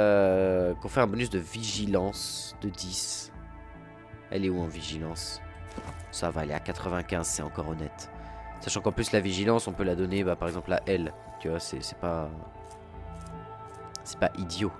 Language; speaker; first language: French; native; French